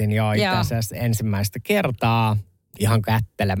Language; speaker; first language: Finnish; native; Finnish